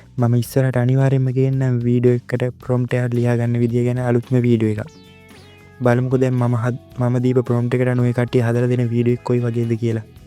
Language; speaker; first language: Sinhala; native; Sinhala